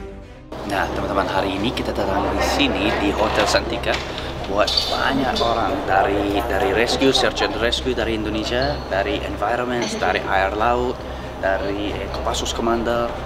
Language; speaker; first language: Indonesian; non-native, learner; English